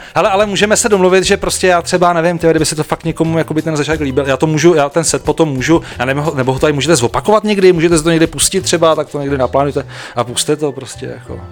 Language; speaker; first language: Czech; native; Czech